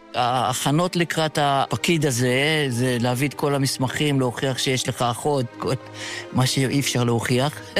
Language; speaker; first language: Hebrew; early bilingual, other home language; Yiddish